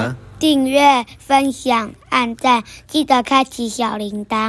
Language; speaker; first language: Chinese; native; Chinese